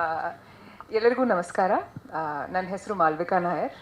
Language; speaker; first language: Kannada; non-native, learner; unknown